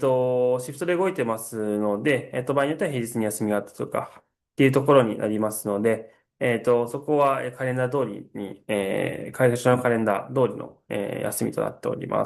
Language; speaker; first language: Japanese; native; Japanese